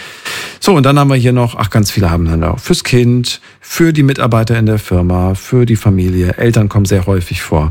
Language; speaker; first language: German; native; German